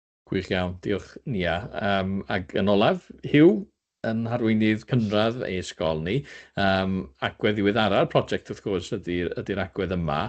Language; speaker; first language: Welsh; native; Welsh